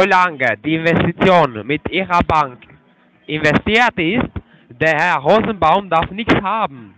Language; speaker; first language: German; non-native, fluent; Turkish